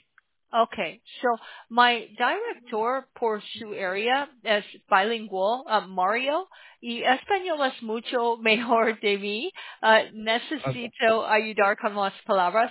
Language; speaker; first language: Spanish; non-native, learner; English